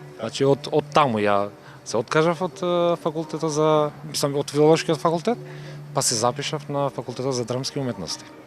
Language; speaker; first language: Macedonian; non-native, local second language; Turkish